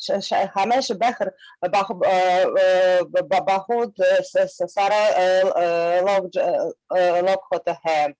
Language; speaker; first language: Hindi; non-native, learner; Russian